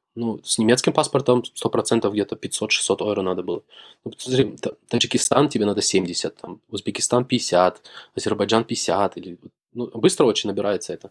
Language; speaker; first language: Russian; native; Russian